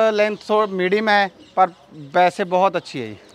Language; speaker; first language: Hindi; native; Hindi